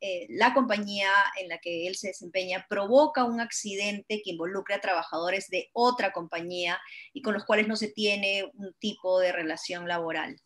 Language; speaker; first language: Spanish; native; Spanish